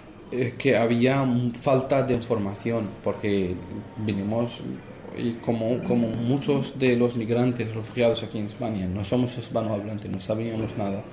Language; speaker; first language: Spanish; non-native, fluent; Arabic